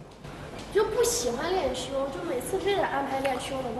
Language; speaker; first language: Chinese; native; Chinese